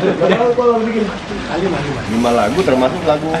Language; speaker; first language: Indonesian; native; Indonesian